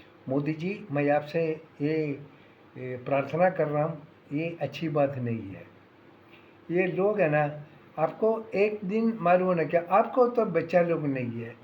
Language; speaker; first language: Hindi; non-native, local second language; Malayalam